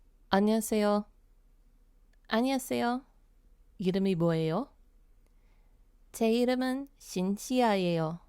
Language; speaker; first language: Korean; non-native, fluent; English